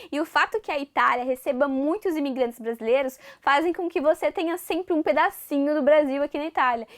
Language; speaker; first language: Portuguese; native; Portuguese